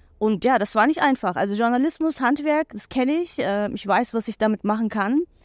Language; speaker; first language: German; non-native, fluent; Turkish